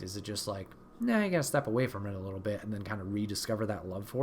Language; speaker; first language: English; native; English